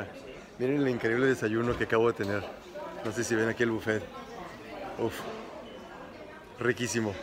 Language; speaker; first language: Spanish; native; Spanish